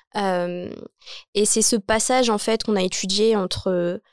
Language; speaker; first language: French; native; French